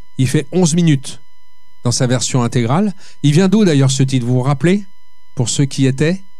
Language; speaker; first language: French; native; French